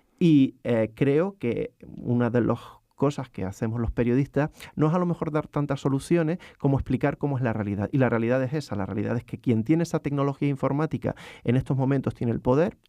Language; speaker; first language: Spanish; native; Spanish